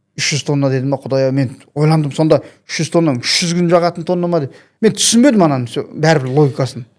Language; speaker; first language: Kazakh; native; Kazakh